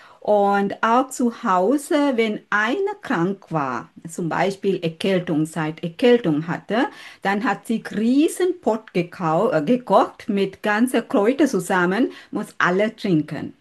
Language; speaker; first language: German; non-native, fluent; Sinhala